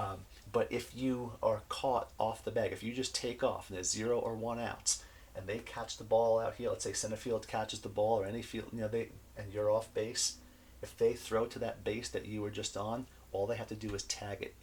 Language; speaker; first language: English; native; English